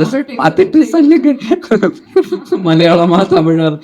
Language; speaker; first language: Tamil; non-native, local second language; Malayalam